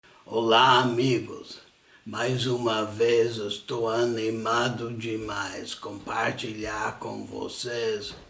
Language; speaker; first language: Portuguese; non-native, fluent; English